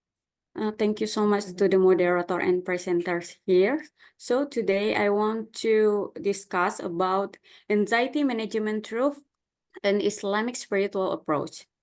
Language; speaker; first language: English; non-native, learner; Indonesian